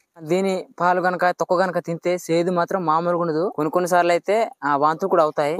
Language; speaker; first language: Telugu; non-native, local second language; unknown